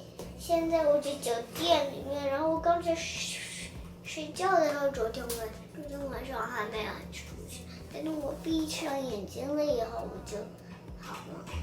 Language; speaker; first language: Chinese; early bilingual, heritage; Chinese